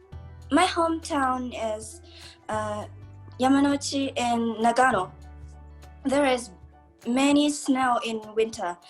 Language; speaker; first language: English; non-native, learner; Japanese